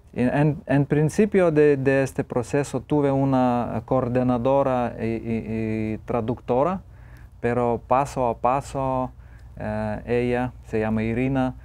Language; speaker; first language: Spanish; non-native, fluent; Lithuanian